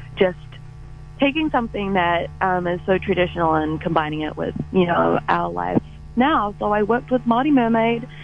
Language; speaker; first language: English; native; English